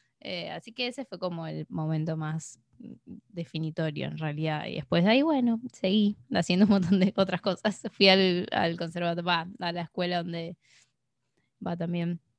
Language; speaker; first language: Spanish; native; Spanish